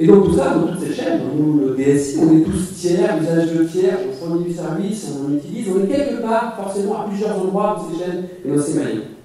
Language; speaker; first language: French; native; French